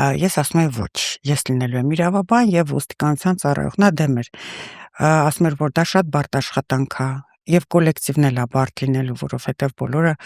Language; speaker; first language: Armenian; early bilingual, heritage; Russian